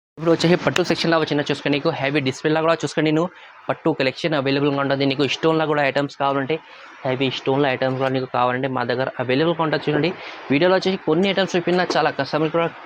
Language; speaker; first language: Telugu; non-native, local second language; Urdu